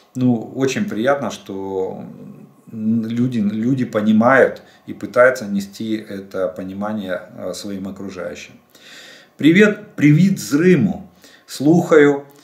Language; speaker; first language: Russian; native; Russian